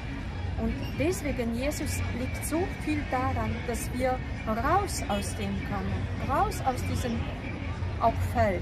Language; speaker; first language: German; non-native, fluent; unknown